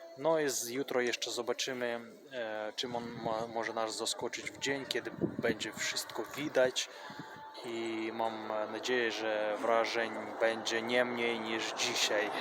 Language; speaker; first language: Polish; non-native, fluent; Russian